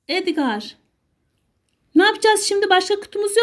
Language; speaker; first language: Turkish; native; Turkish